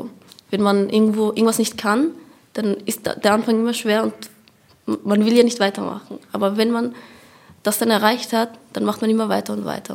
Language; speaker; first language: German; early bilingual, other home language; Persian